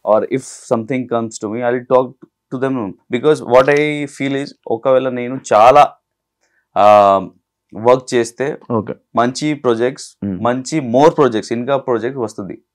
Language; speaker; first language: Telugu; non-native, learner; Hindi